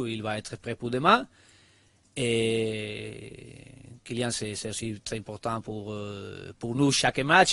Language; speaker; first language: French; non-native, learner; Spanish